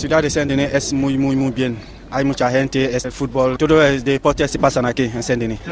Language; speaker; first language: Spanish; non-native, fluent; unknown